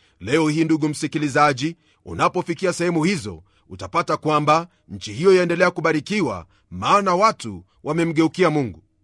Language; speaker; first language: Swahili; non-native, local second language; Luyia